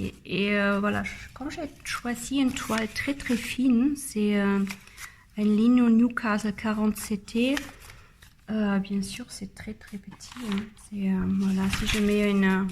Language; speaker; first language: French; non-native, learner; German